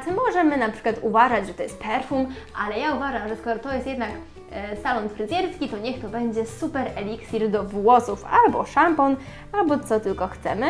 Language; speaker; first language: Polish; native; Polish